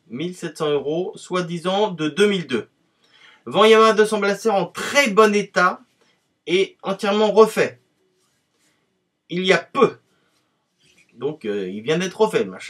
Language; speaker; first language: French; native; French